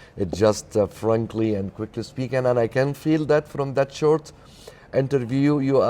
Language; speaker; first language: English; non-native, learner; Arabic